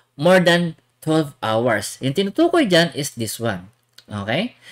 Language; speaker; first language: English; non-native, local second language; Filipino